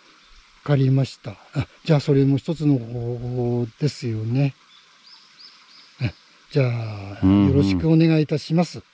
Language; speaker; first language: Japanese; native; Japanese